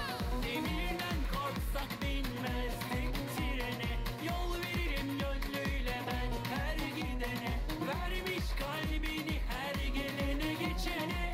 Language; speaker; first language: Turkish; non-native, learner; Korean